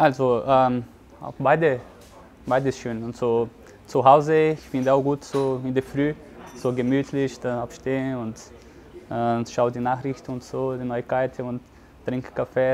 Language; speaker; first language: German; non-native, learner; Portuguese